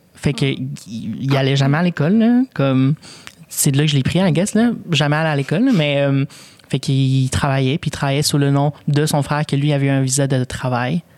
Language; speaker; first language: French; early bilingual, other home language; Spanish